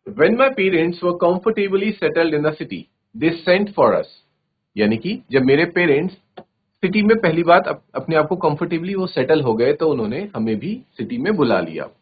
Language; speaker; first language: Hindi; native; Hindi